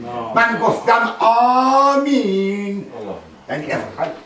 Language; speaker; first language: Persian; native; Persian